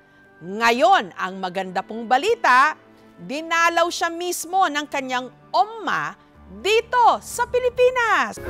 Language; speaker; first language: Filipino; native; Filipino